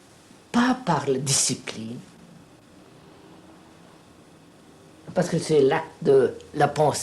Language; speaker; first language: French; non-native, fluent; Telugu